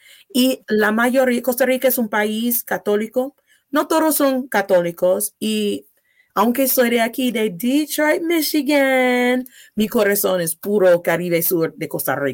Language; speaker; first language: Spanish; non-native, fluent; English